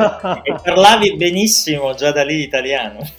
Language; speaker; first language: Italian; native; Italian